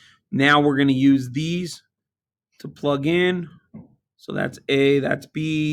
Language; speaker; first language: English; native; English